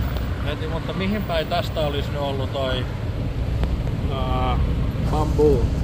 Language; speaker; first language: Finnish; native; Finnish